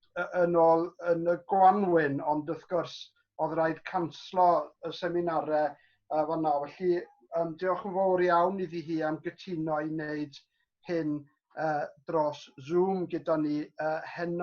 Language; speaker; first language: Welsh; native; Welsh